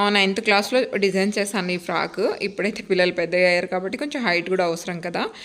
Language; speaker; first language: Telugu; native; Telugu